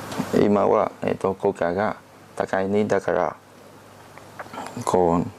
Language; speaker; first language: Japanese; non-native, learner; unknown